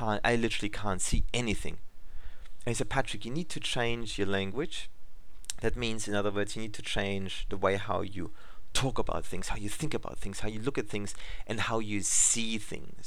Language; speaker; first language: English; non-native, fluent; German